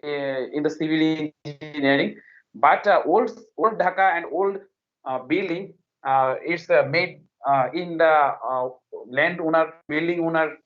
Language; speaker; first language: English; non-native, learner; Bangla